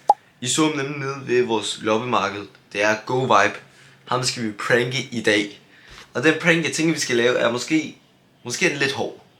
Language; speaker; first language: Danish; native; Danish